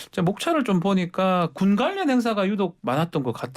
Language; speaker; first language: Korean; native; Korean